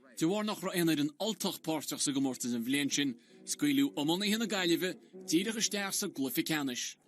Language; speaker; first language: Irish; native; Irish